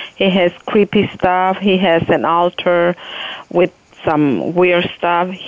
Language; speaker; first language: English; non-native, fluent; Spanish